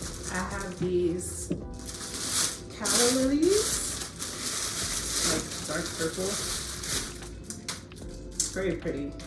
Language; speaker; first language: English; native; English